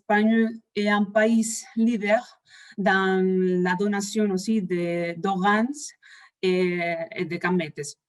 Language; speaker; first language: French; non-native, fluent; Spanish